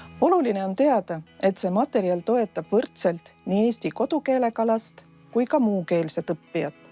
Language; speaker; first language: Estonian; non-native, local second language; Russian